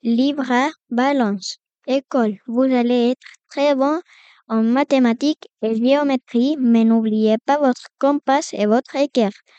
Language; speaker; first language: French; non-native, fluent; Spanish